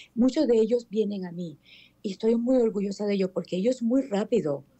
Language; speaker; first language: Spanish; native; Spanish